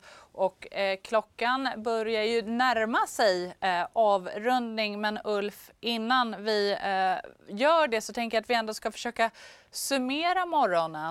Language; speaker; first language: Swedish; native; Swedish